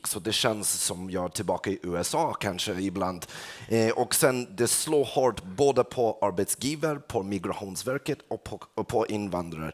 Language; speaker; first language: Swedish; non-native, fluent; English